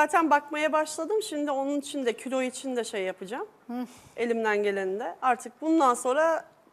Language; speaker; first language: Turkish; native; Turkish